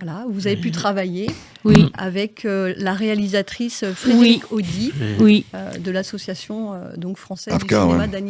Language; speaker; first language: French; native; French